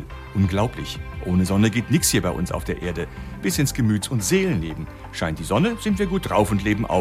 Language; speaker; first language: German; native; German